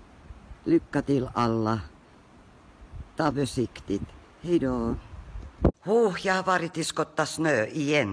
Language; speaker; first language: Swedish; non-native, fluent; Finnish